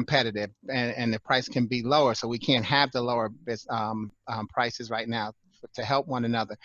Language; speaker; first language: English; native; English